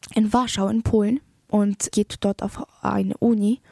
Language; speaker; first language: German; early bilingual, other home language; Polish